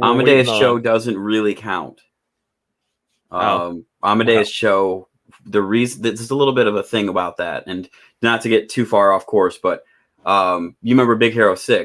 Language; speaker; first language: English; native; English